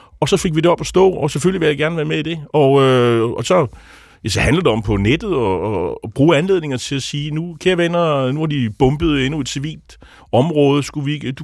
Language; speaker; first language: Danish; native; Danish